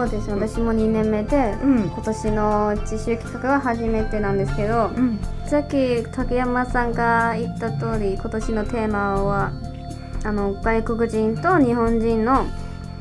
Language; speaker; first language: Japanese; non-native, fluent; Chinese